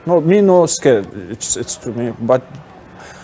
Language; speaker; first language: English; non-native, learner; Russian